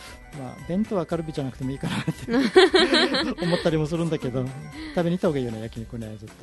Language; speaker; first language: Japanese; native; Japanese